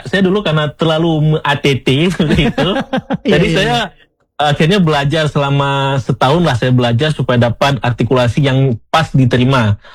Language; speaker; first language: Indonesian; non-native, local second language; Achinese